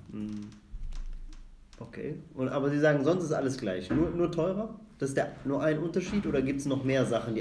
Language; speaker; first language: German; non-native, fluent; Arabic